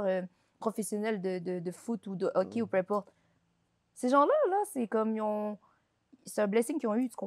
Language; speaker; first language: French; native; French